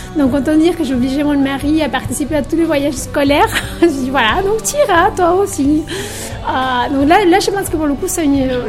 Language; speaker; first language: French; non-native, fluent; Spanish